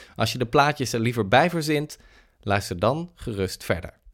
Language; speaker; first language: Dutch; native; Dutch